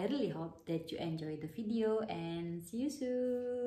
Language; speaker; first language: English; non-native, learner; Indonesian